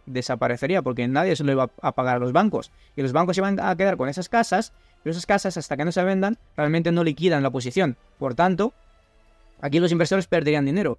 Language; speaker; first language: Spanish; native; Spanish